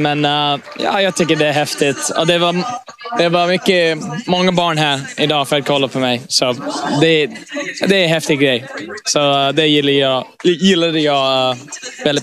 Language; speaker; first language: Swedish; early bilingual, heritage; English